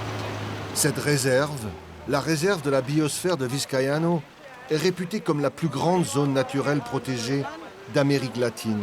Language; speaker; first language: French; native; French